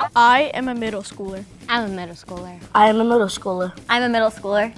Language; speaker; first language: English; early bilingual, other home language; Bangla